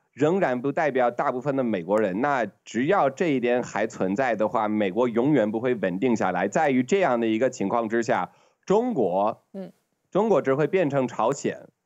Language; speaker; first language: Chinese; non-native, fluent; English